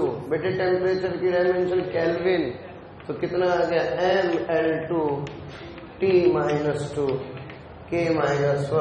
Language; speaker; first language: Hindi; native; Hindi